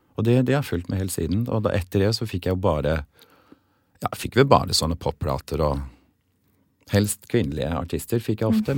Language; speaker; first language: Norwegian; early bilingual, other home language; English